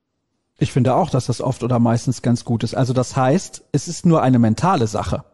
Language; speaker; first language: German; native; German